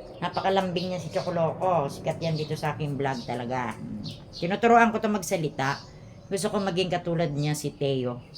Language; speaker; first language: Filipino; non-native, local second language; Cebuano